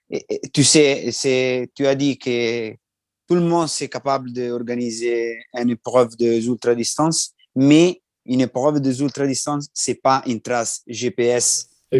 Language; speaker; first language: French; non-native, learner; Italian